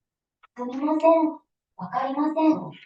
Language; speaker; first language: Japanese; non-native, learner; Indonesian